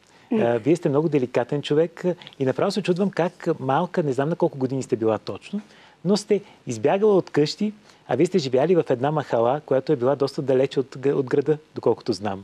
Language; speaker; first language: Bulgarian; native; Bulgarian